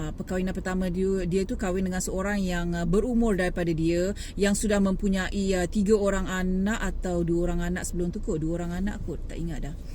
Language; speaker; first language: Malay; native; Malay